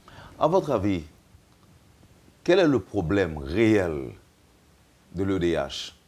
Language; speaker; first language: French; native; French